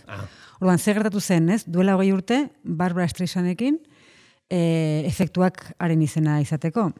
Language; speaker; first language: Basque; native; Basque